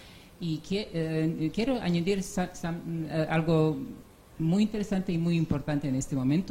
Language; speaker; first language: Spanish; non-native, fluent; Serbian